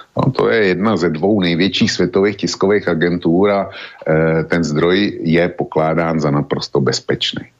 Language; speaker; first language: Czech; native; Czech